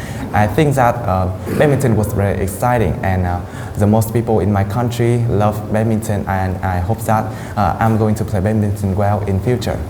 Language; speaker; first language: English; non-native, fluent; Vietnamese